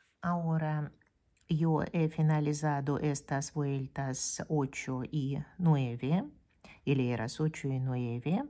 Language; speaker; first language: Spanish; non-native, fluent; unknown